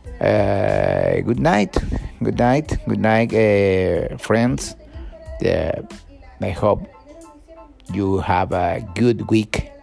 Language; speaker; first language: English; non-native, learner; Spanish